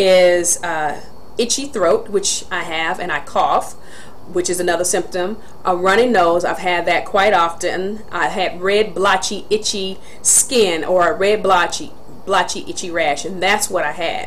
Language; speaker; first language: English; native; English